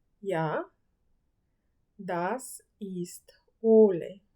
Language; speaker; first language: German; non-native, fluent; Ukrainian